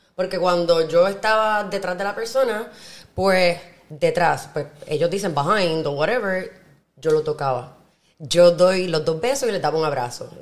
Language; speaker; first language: Spanish; native; Spanish